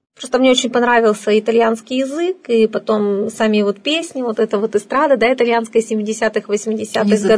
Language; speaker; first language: Russian; native; Russian